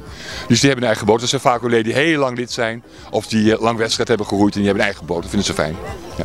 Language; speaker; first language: Dutch; native; Dutch